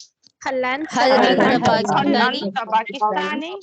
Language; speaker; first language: Arabic; non-native, learner; Tamil